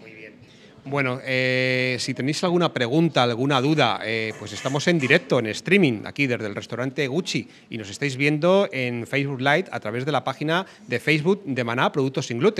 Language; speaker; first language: Spanish; native; Spanish